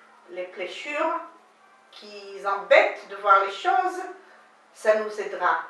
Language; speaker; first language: French; non-native, learner; Hebrew